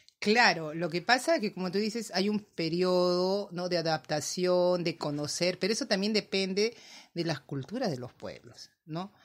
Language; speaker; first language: Spanish; native; Spanish